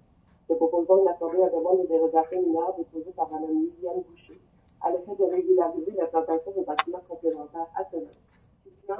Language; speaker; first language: French; native; French